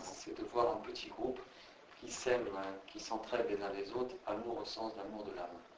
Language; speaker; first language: French; native; French